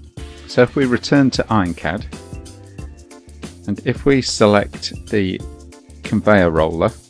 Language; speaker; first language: English; native; English